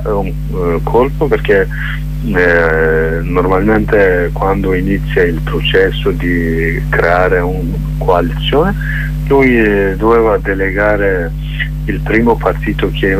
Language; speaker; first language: Italian; non-native, learner; Kurdish